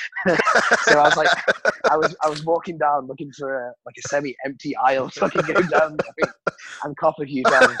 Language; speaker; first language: English; native; English